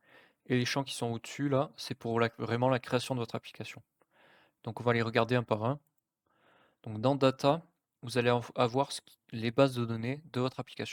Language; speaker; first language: French; native; French